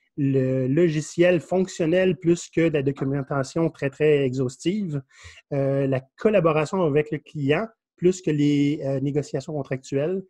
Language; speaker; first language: French; native; French